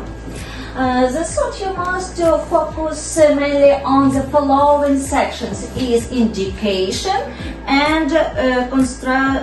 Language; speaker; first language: English; non-native, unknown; Ukrainian